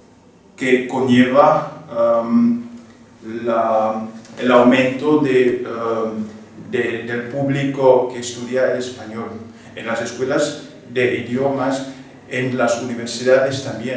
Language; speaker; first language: Spanish; non-native, fluent; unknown